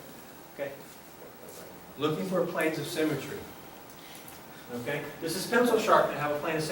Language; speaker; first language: English; native; English